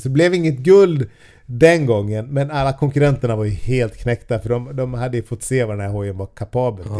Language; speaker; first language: Swedish; native; Swedish